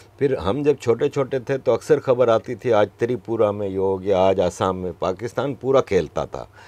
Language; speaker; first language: Urdu; native; Urdu